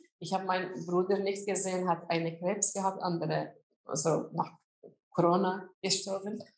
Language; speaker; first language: German; non-native, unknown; Azerbaijani